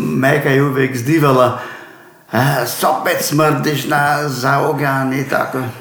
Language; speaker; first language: Croatian; native; Croatian